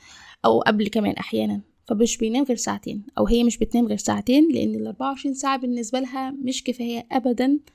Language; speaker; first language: Arabic; native; Arabic